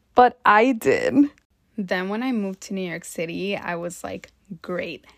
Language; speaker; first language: English; early bilingual, other home language; Spanish